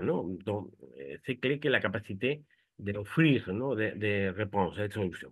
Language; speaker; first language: French; non-native, fluent; Spanish